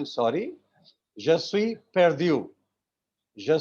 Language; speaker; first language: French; non-native, learner; Hindi